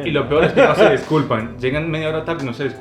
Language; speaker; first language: Spanish; native; Spanish